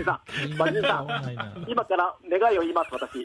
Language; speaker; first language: Japanese; native; Japanese